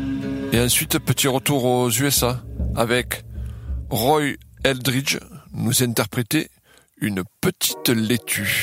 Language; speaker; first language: French; native; French